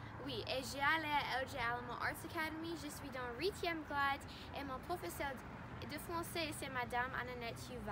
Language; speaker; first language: French; non-native, learner; English